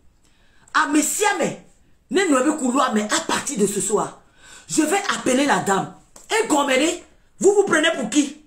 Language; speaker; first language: French; native; French